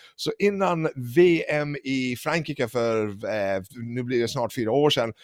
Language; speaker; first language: Swedish; non-native, fluent; English